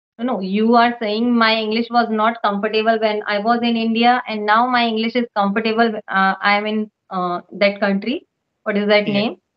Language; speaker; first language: English; non-native, local second language; Hindi